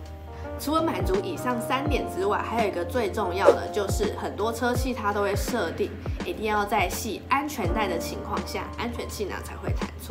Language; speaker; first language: Chinese; native; Chinese